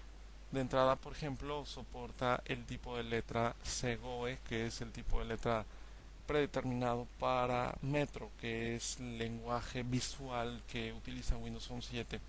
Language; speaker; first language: Spanish; native; Spanish